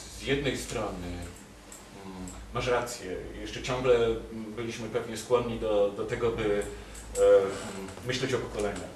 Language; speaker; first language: Polish; native; Polish